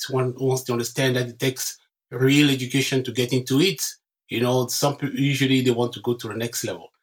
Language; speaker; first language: English; non-native, local second language; French